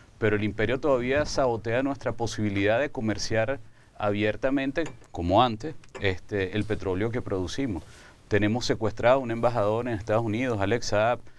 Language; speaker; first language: Spanish; native; Spanish